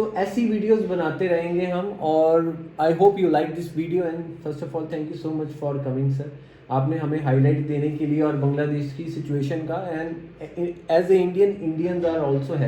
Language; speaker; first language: Hindi; native; Hindi